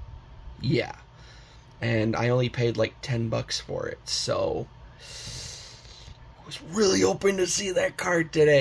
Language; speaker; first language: English; native; English